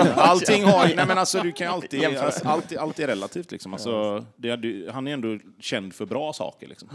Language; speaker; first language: Swedish; native; Swedish